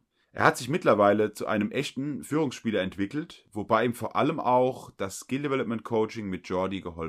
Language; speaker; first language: German; native; German